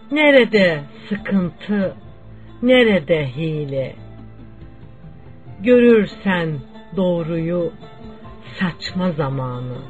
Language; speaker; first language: Turkish; native; Turkish